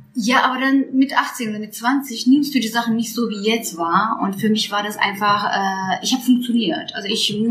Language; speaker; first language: German; non-native, fluent; Turkish